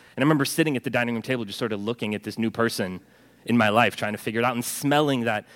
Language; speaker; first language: English; early bilingual, other home language; Norwegian